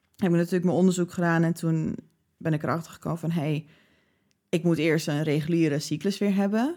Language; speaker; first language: Dutch; early bilingual, other home language; English